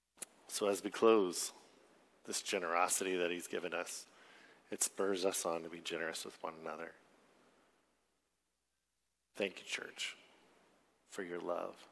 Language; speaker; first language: English; native; English